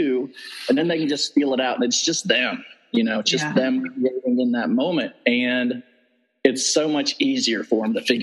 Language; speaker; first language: English; native; English